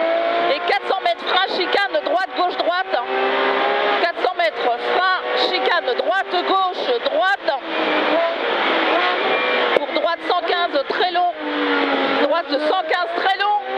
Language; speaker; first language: French; native; French